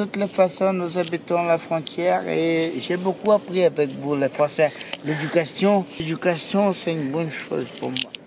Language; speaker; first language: French; non-native, learner; Portuguese